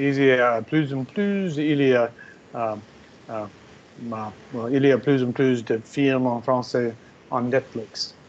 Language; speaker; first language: French; non-native, learner; English